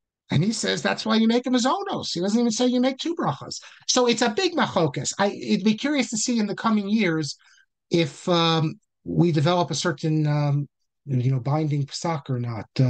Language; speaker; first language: English; native; English